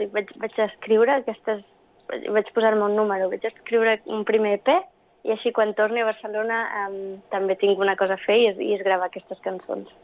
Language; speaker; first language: Catalan; early bilingual, other home language; English